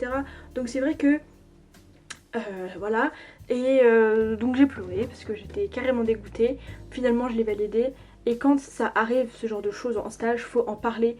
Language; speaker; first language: French; native; French